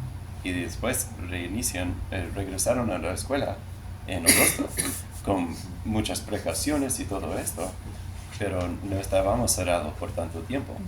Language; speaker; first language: Spanish; non-native, learner; English